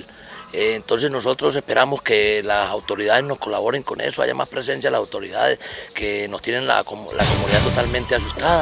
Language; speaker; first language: Spanish; native; Spanish